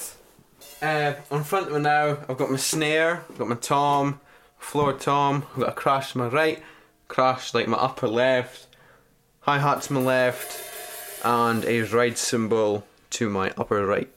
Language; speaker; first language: English; native; English